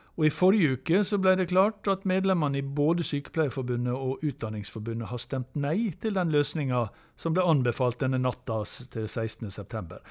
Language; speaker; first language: Norwegian; native; Norwegian